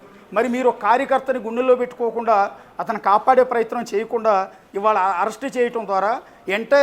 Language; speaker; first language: Telugu; native; Telugu